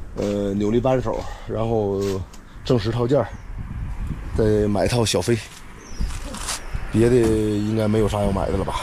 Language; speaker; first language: Chinese; native; Chinese